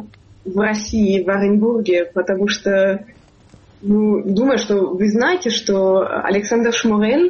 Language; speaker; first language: Russian; non-native, fluent; German